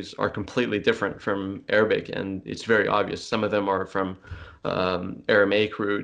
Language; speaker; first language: English; non-native, fluent; French